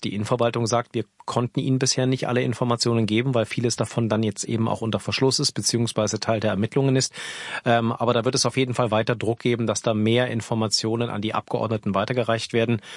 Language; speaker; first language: German; native; German